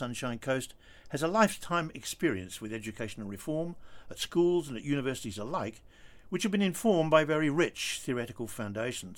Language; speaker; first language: English; native; English